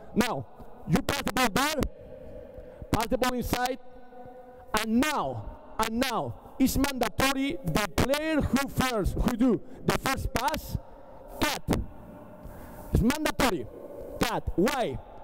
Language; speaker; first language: English; non-native, learner; Spanish